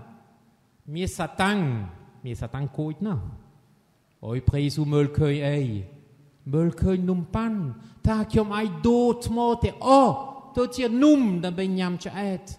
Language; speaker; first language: Khmer; non-native, fluent; French